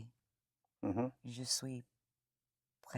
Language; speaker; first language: French; non-native, learner; English